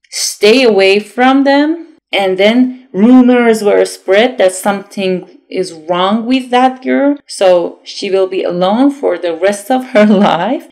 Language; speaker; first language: English; non-native, fluent; Persian